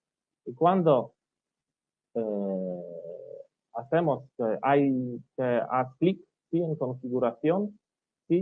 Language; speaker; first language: Spanish; non-native, learner; Polish